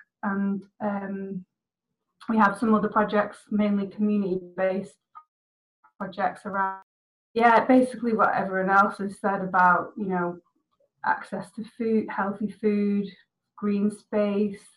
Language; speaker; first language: English; native; English